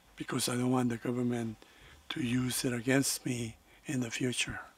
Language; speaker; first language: English; non-native, fluent; Spanish